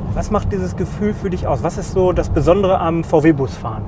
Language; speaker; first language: German; native; German